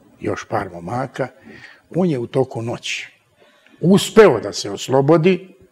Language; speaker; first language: Serbian; native; Serbian